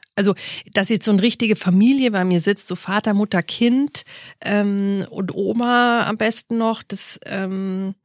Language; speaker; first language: German; native; German